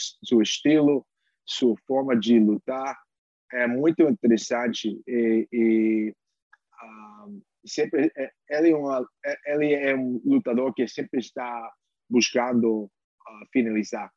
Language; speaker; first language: Portuguese; non-native, learner; English